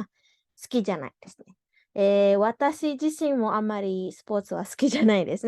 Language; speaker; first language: Japanese; non-native, fluent; Indonesian